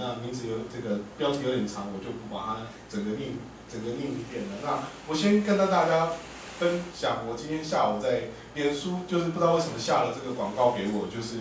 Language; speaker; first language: Chinese; native; Chinese